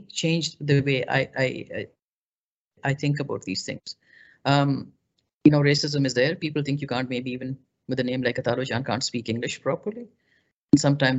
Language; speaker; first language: English; non-native, local second language; Pashto